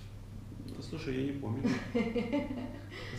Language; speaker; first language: Russian; non-native, learner; Greek